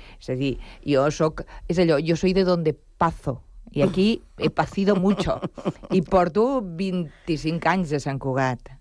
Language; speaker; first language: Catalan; early bilingual, other home language; Spanish